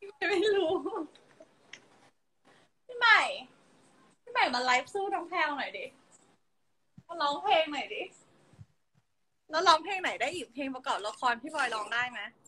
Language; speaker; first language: Thai; early bilingual, heritage; Thai